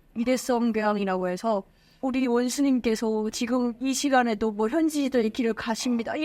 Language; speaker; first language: Korean; native; Korean